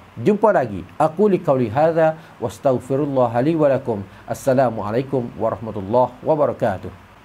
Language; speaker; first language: Malay; native; Malay